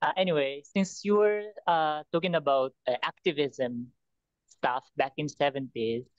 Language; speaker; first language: English; non-native, fluent; Japanese